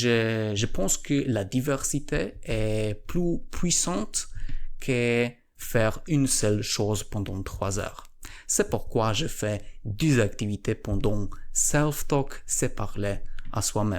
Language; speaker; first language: French; non-native, learner; Polish